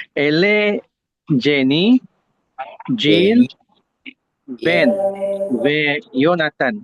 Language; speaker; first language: Hebrew; non-native, learner; Indonesian